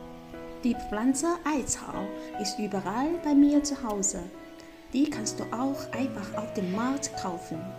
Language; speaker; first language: German; non-native, fluent; Chinese